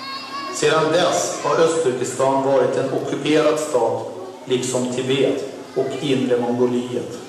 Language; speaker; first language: Swedish; non-native, fluent; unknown